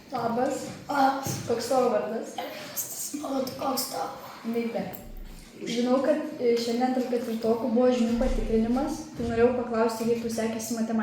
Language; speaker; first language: Lithuanian; non-native, local second language; Russian